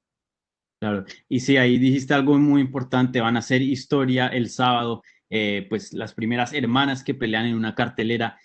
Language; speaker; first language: Spanish; native; Spanish